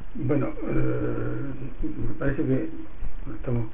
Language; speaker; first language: Spanish; native; Spanish